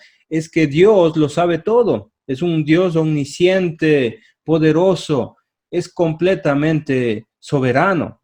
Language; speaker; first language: Spanish; native; Spanish